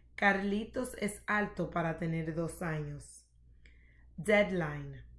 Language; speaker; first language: Spanish; non-native, learner; English